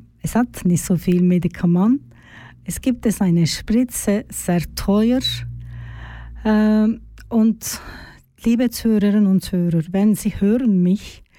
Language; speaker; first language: German; non-native, learner; Turkish